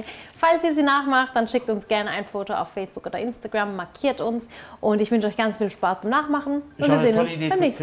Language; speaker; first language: German; native; German